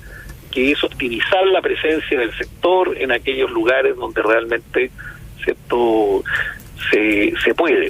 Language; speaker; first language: Spanish; native; Spanish